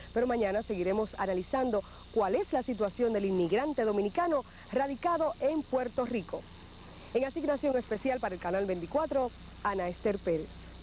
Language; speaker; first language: Spanish; native; Spanish